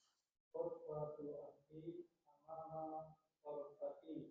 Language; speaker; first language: Arabic; non-native, learner; Indonesian